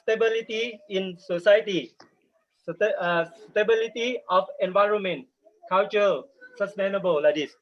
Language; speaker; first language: English; non-native, learner; Thai